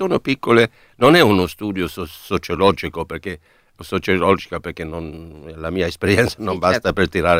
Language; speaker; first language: Italian; non-native, fluent; Swedish